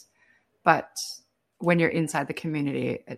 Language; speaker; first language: English; native; English